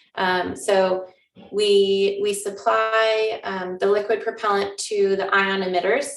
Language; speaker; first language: English; native; English